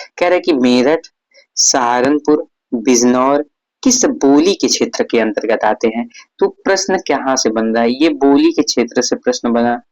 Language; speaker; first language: Hindi; native; Hindi